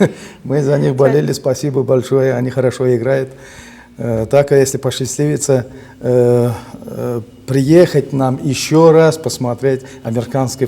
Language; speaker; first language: Russian; non-native, fluent; Turkmen